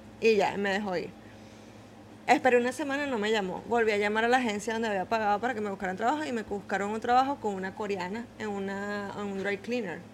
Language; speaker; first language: Spanish; native; Spanish